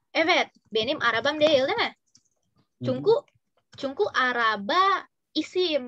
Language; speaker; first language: Turkish; non-native, learner; Indonesian